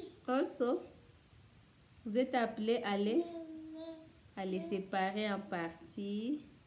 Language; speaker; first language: French; non-native, local second language; Swahili